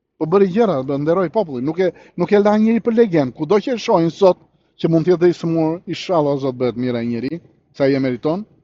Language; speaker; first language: Albanian; early bilingual, heritage; Albanian